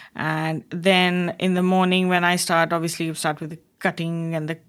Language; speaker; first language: English; non-native, local second language; Bangla